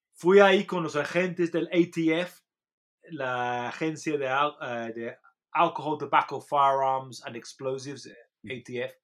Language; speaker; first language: Spanish; non-native, fluent; English